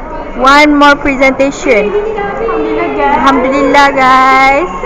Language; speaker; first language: English; non-native, local second language; Malay